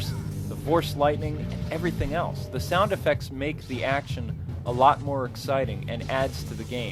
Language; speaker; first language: English; native; English